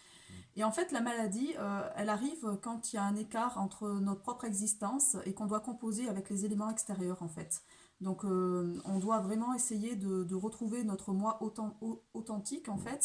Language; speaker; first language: French; native; French